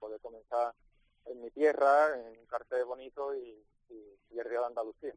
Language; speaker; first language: Spanish; native; Spanish